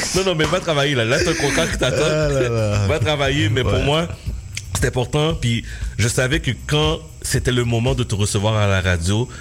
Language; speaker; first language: French; native; French